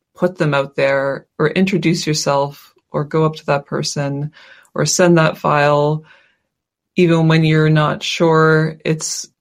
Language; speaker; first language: English; native; English